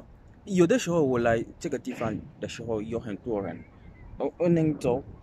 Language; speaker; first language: Chinese; non-native, learner; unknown